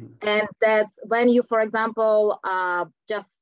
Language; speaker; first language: English; non-native, fluent; Czech